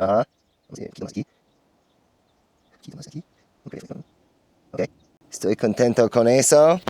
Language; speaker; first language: Spanish; non-native, learner; English